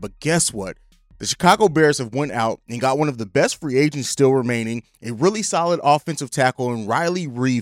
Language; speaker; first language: English; native; English